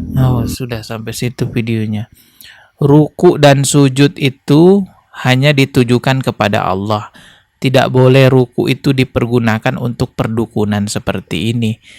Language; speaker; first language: Indonesian; native; Indonesian